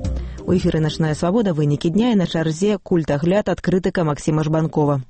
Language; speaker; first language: Belarusian; native; Belarusian